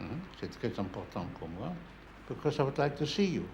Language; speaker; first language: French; non-native, fluent; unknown